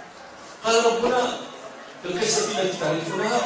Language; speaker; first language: Arabic; native; Arabic